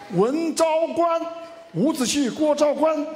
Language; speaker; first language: Chinese; native; Chinese